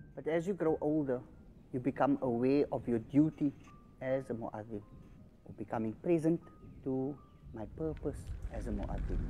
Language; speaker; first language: English; early bilingual, other home language; Afrikaans